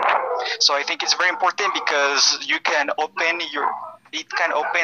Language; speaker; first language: English; non-native, fluent; Spanish